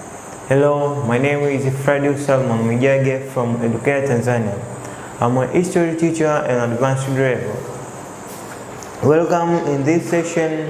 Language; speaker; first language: English; non-native, local second language; Swahili